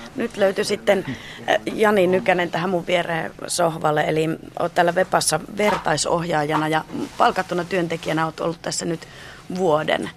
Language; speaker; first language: Finnish; native; Finnish